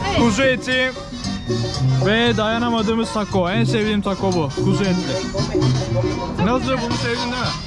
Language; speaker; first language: Turkish; native; Turkish